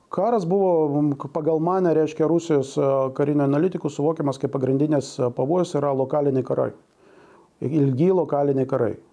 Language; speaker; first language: Lithuanian; non-native, local second language; Russian